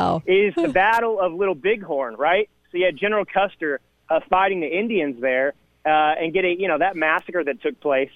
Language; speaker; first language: English; native; English